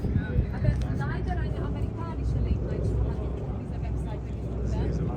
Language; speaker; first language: German; non-native, fluent; Hungarian